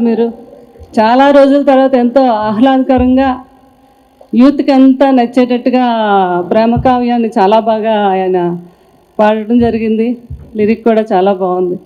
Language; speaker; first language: Telugu; native; Telugu